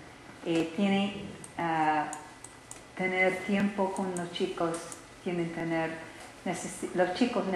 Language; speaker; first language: Spanish; non-native, learner; English